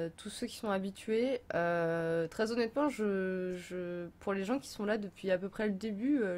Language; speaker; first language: French; native; French